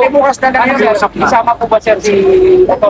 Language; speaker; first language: Filipino; native; Filipino